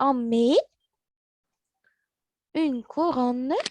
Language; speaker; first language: French; non-native, learner; Arabic